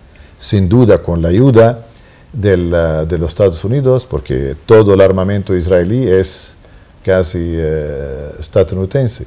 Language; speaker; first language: Spanish; non-native, fluent; Arabic